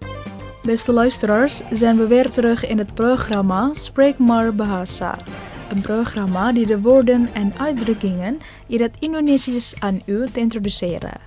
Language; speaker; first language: Dutch; non-native, fluent; Indonesian